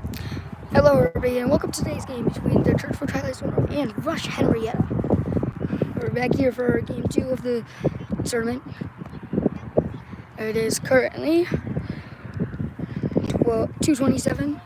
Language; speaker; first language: English; native; English